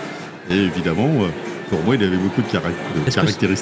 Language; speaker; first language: French; native; French